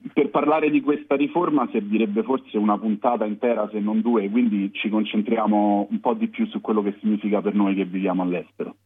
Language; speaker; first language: Italian; native; Italian